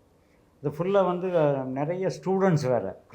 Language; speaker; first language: Tamil; native; Tamil